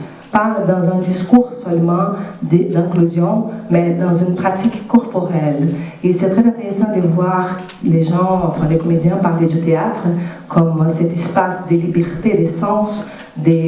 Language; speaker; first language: French; non-native, fluent; Portuguese